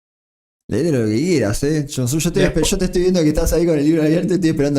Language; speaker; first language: Spanish; native; Spanish